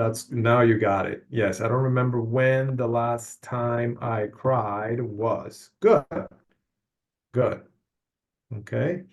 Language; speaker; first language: English; non-native, fluent; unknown